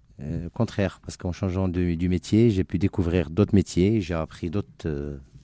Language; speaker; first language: French; non-native, local second language; Arabic